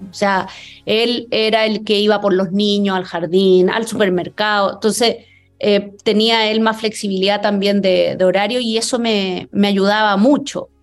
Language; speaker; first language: Spanish; native; Spanish